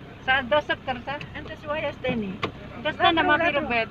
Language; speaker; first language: Arabic; non-native, learner; Filipino